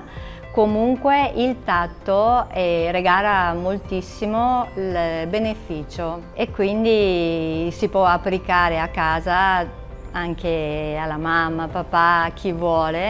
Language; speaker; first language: Italian; non-native, fluent; Japanese